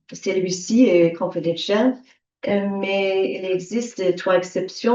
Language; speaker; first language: French; non-native, learner; English